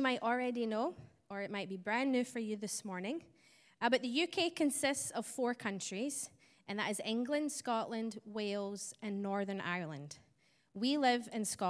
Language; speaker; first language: English; native; English